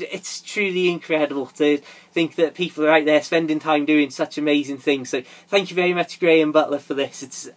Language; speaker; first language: English; native; English